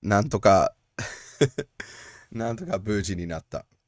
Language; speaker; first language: Japanese; non-native, learner; English